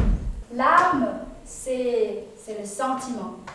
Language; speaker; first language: French; non-native, learner; Japanese